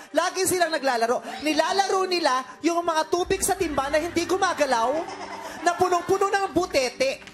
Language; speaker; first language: Filipino; native; Filipino